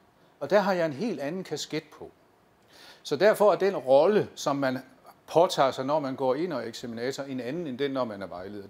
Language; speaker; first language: Danish; native; Danish